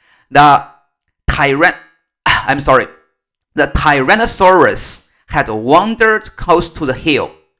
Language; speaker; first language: English; non-native, fluent; Chinese